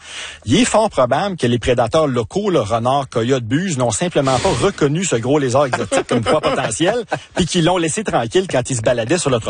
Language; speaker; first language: French; native; French